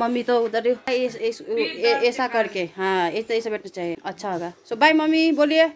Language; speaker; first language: Hindi; non-native, local second language; Nepali